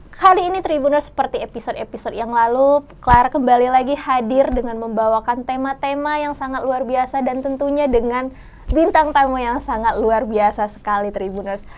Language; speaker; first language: Indonesian; native; Indonesian